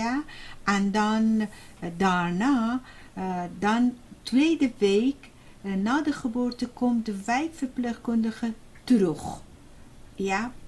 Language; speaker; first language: Dutch; non-native, fluent; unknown